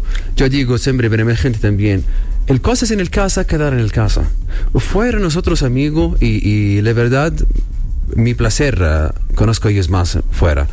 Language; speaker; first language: Spanish; non-native, learner; Arabic